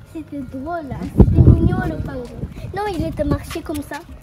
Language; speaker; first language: French; early bilingual, heritage; French